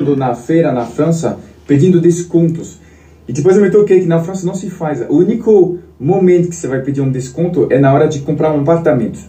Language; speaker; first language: Portuguese; non-native, fluent; French